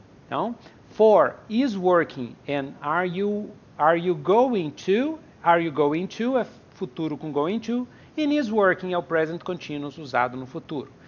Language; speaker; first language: English; non-native, fluent; Portuguese